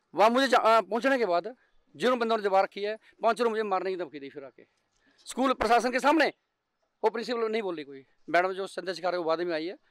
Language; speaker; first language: Hindi; native; Hindi